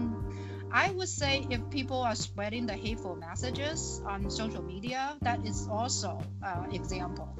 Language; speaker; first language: English; non-native, fluent; Chinese